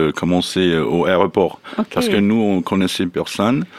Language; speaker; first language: French; non-native, learner; English